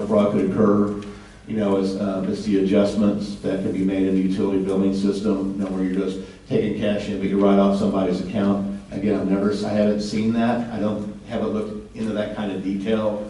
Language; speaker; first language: English; native; English